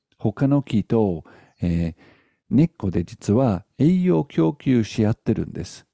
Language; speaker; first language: Japanese; native; Japanese